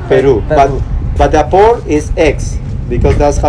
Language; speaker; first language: English; non-native, fluent; Spanish